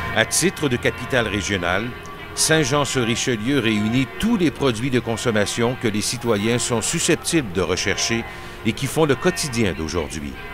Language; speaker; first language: French; native; French